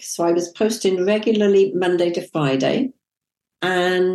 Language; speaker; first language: English; native; English